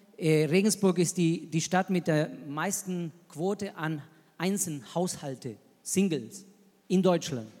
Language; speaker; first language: German; non-native, fluent; Spanish